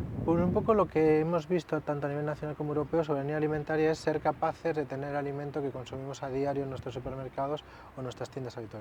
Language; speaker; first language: Spanish; native; Spanish